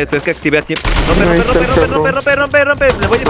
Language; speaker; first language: Spanish; native; Spanish